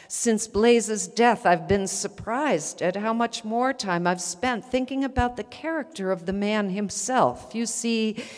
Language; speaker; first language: English; native; English